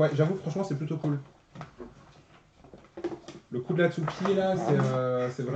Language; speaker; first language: French; native; French